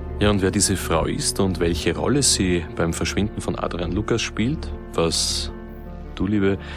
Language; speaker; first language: German; native; German